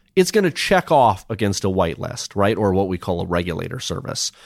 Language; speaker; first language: English; native; English